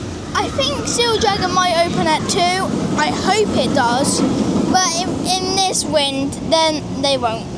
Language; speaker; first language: English; native; English